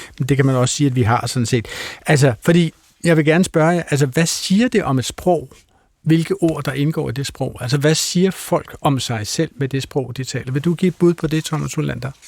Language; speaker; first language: Danish; native; Danish